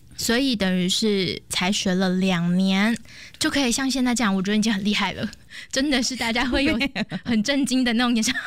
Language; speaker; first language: Chinese; native; Chinese